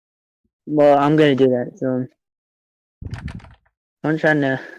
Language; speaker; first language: English; native; English